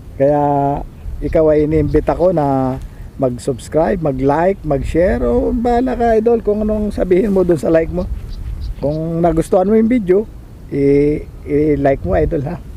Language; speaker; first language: Filipino; native; Filipino